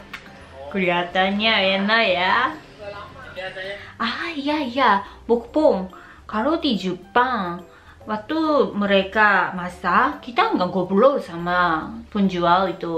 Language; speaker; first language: Indonesian; non-native, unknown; Japanese